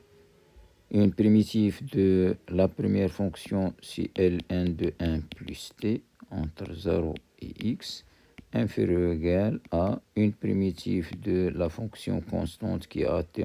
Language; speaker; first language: French; non-native, local second language; Arabic